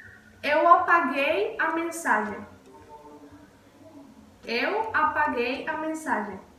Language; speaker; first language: Portuguese; non-native, learner; Spanish